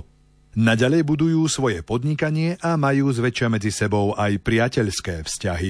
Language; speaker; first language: Slovak; native; Slovak